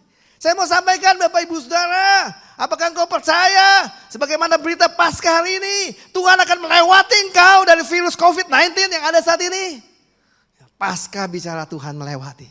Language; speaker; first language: Indonesian; native; Indonesian